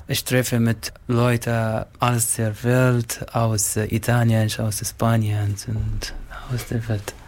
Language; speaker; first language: German; non-native, learner; Arabic